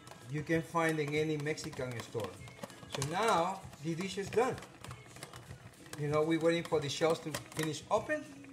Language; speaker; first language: English; non-native, fluent; Spanish